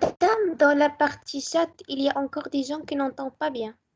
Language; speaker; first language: French; non-native, local second language; Arabic